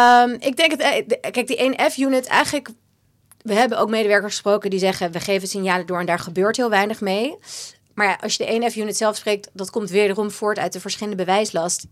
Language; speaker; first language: Dutch; native; Dutch